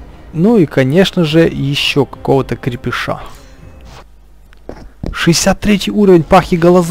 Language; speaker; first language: Russian; native; Russian